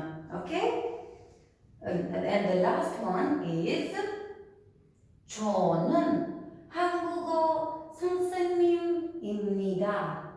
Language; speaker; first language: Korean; non-native, fluent; Albanian